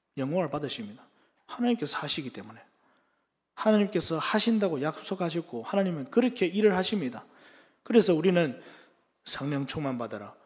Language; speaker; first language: Korean; early bilingual, heritage; Korean